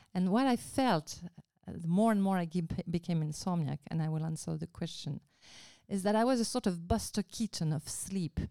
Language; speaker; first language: English; non-native, fluent; French